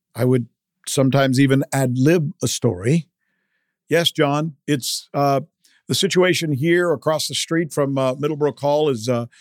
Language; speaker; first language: English; early bilingual, other home language; Spanish